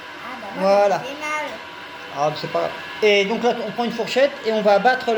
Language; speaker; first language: French; native; French